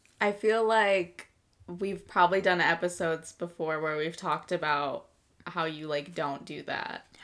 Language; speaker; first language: English; early bilingual, other home language; Spanish